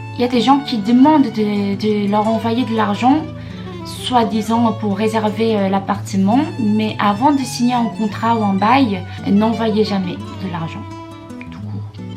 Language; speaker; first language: French; non-native, fluent; Korean